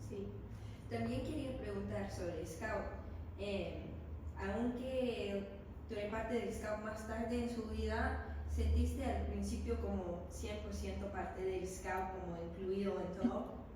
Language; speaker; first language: Spanish; non-native, learner; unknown